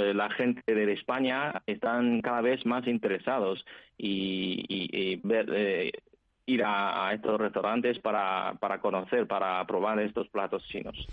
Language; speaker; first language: Spanish; non-native, fluent; Chinese